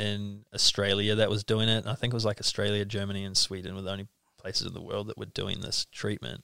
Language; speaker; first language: English; native; English